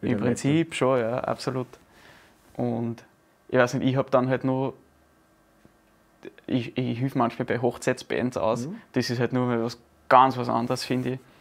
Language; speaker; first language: German; native; German